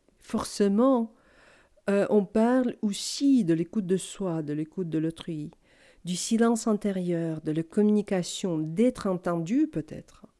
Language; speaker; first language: French; non-native, fluent; Russian